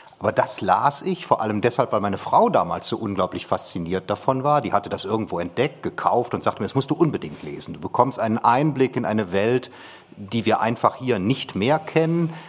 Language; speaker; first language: German; native; German